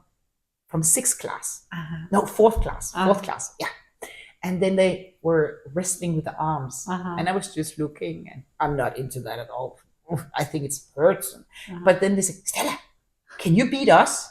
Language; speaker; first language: English; non-native, fluent; Danish